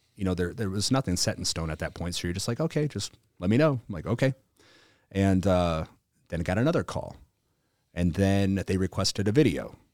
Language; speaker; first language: English; native; English